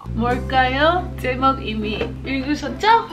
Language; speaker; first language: Korean; non-native, fluent; English